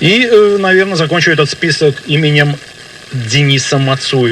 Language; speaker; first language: Russian; native; Russian